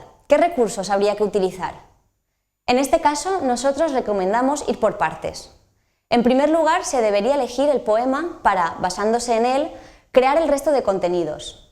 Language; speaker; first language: Spanish; native; Spanish